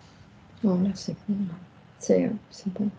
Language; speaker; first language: French; native; French